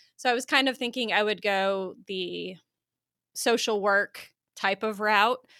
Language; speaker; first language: English; native; English